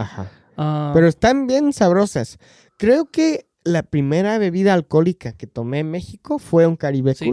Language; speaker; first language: Spanish; non-native, fluent; English